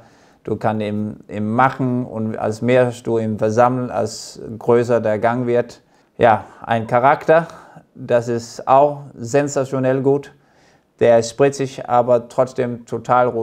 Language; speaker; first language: German; non-native, fluent; Danish